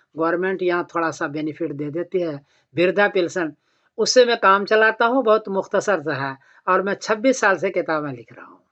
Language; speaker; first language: Urdu; native; Urdu